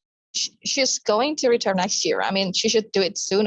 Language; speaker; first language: English; non-native, learner; Indonesian